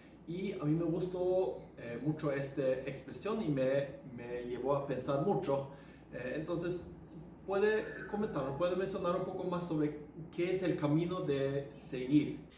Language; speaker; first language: Spanish; non-native, fluent; Norwegian